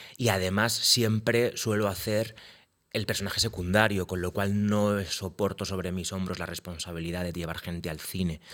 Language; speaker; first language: Spanish; native; Spanish